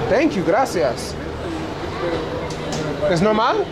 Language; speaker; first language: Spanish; non-native, learner; English